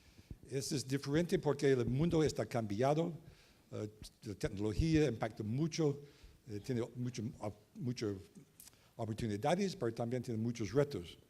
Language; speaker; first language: Spanish; non-native, learner; English